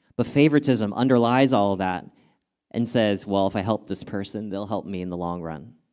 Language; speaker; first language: English; native; English